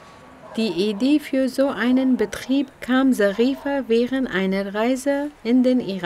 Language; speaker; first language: German; non-native, fluent; Persian